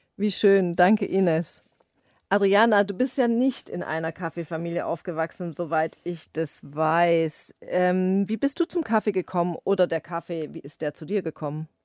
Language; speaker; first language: German; native; German